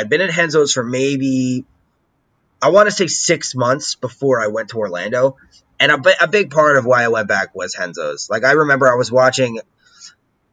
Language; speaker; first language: English; native; English